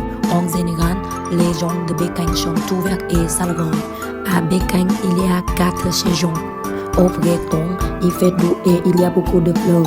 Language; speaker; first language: French; non-native, learner; Vietnamese